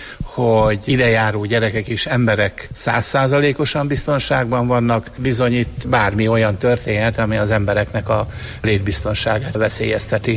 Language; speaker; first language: Hungarian; native; Hungarian